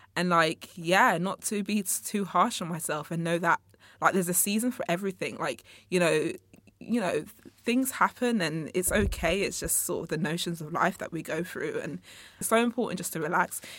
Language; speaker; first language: English; native; English